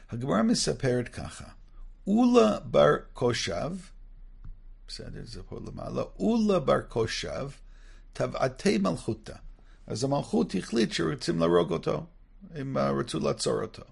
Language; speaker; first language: Hebrew; non-native, fluent; English